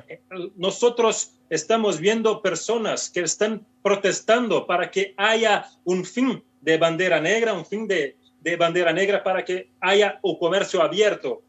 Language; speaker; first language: Spanish; non-native, fluent; Portuguese